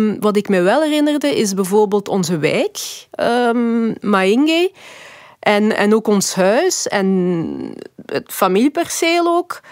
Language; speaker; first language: Dutch; early bilingual, other home language; Lingala